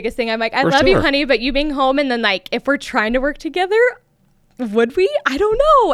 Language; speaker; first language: English; native; English